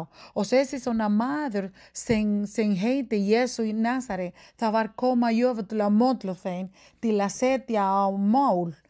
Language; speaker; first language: Icelandic; non-native, learner; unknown